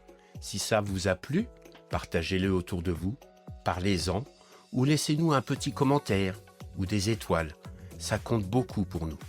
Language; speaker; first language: French; native; French